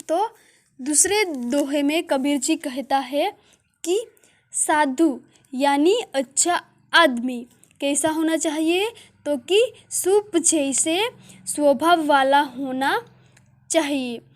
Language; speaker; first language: Hindi; non-native, local second language; Gujarati